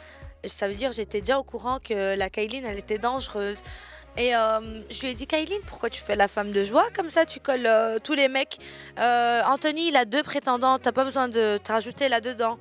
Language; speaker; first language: French; native; French